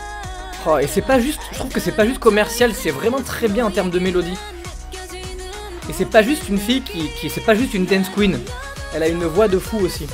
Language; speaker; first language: French; native; French